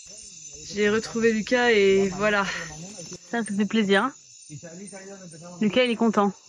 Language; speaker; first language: French; native; French